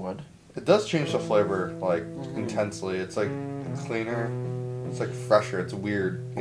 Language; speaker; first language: English; native; English